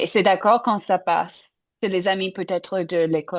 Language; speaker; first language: French; non-native, fluent; English